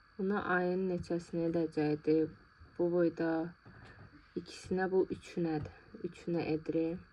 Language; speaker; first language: Azerbaijani; non-native, local second language; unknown